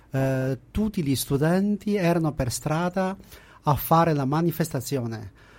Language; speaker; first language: Italian; non-native, fluent; Chinese